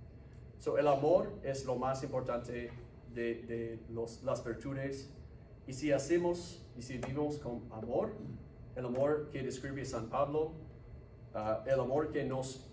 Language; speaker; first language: Spanish; non-native, fluent; English